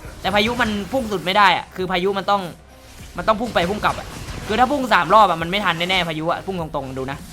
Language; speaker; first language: Thai; native; Thai